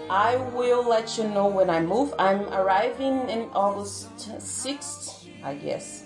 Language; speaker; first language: English; non-native, fluent; Portuguese